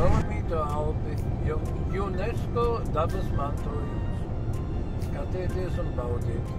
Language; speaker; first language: Latvian; native; Latvian